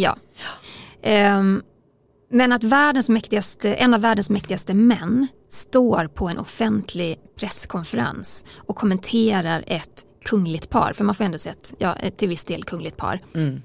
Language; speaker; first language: Swedish; native; Swedish